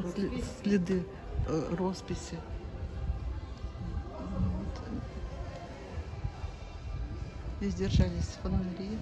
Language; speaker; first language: Russian; native; Russian